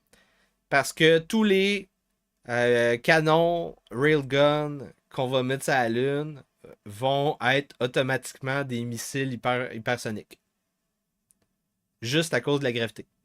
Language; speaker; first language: French; native; French